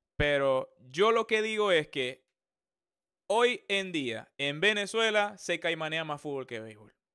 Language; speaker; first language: Spanish; native; Spanish